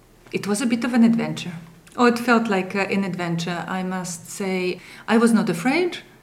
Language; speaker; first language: English; non-native, fluent; Russian